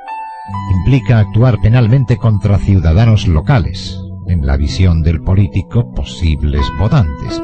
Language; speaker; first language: Spanish; native; Spanish